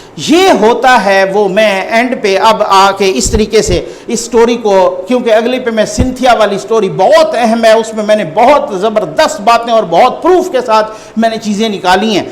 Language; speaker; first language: Urdu; native; Urdu